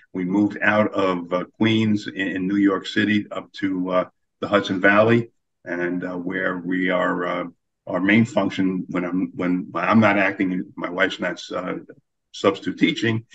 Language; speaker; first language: English; native; English